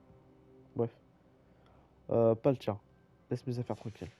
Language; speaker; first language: French; native; French